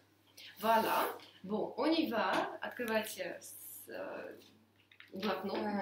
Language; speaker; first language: French; non-native, fluent; Russian